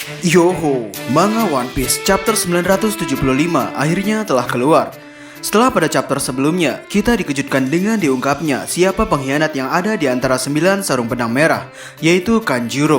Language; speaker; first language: Indonesian; native; Indonesian